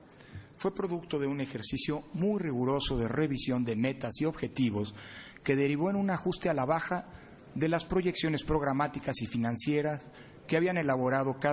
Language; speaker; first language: Spanish; native; Spanish